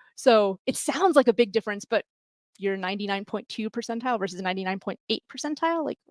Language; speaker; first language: English; native; English